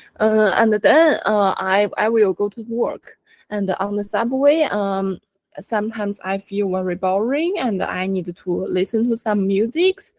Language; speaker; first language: English; non-native, learner; Chinese